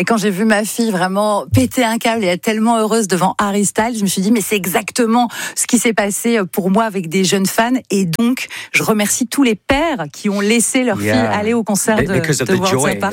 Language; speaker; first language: French; native; French